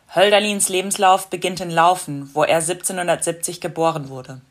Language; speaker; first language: German; non-native, fluent; English